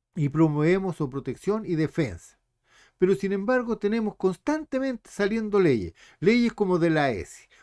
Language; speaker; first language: Spanish; native; Spanish